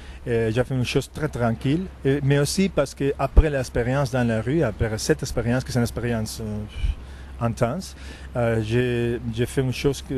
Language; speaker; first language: French; non-native, fluent; Spanish